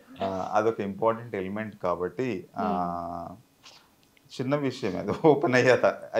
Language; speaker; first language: Telugu; native; Telugu